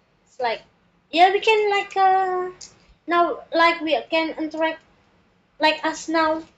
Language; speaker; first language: English; non-native, learner; Indonesian